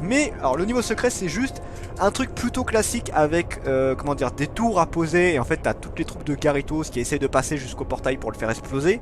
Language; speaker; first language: French; native; French